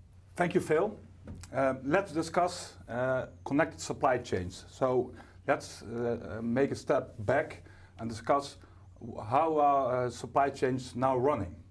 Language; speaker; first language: English; non-native, fluent; Dutch